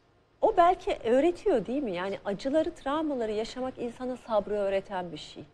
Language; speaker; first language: Turkish; native; Turkish